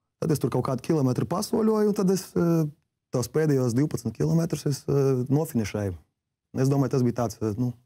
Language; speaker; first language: Latvian; non-native, local second language; Russian